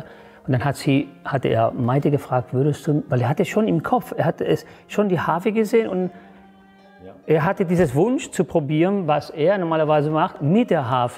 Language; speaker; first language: German; non-native, fluent; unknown